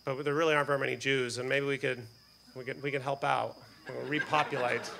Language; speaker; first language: English; native; English